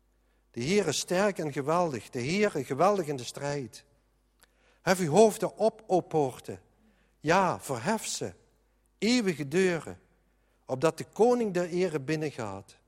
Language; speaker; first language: Dutch; native; Dutch